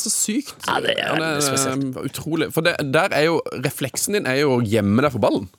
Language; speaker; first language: Norwegian; native; Norwegian